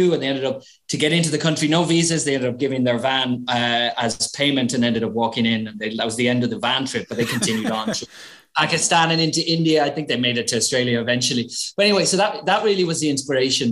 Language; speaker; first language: English; native; English